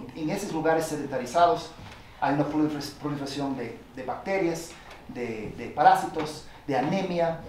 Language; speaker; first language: Spanish; non-native, fluent; English